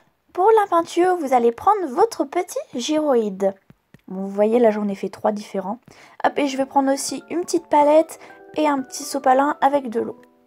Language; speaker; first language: French; native; French